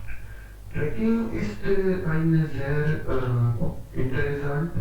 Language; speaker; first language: German; non-native, learner; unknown